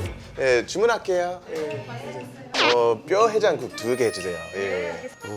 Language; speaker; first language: Korean; non-native, learner; English